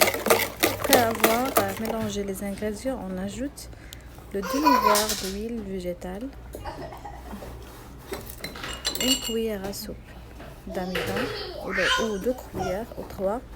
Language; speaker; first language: French; non-native, local second language; Arabic